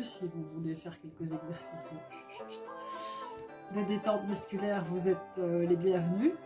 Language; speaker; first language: French; native; French